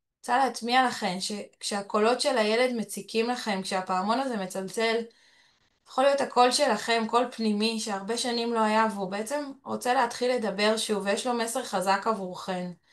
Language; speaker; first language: Hebrew; early bilingual, other home language; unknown